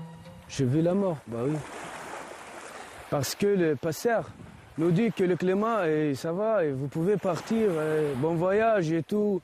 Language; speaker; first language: French; non-native, learner; Arabic